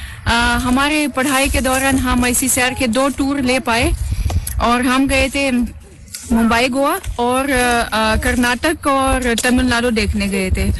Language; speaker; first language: Hindi; non-native, fluent; Russian